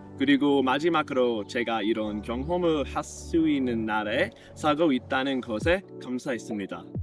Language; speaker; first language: Korean; non-native, fluent; English